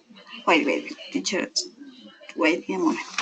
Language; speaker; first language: English; non-native, learner; Spanish